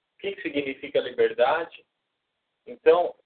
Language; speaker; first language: Portuguese; native; Portuguese